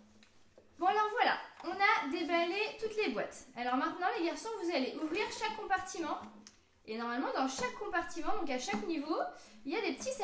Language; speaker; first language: French; native; French